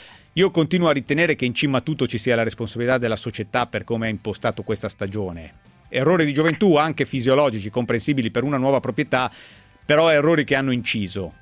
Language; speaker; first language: Italian; native; Italian